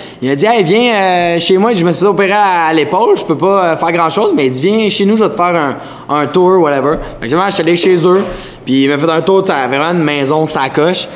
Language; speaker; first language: French; native; French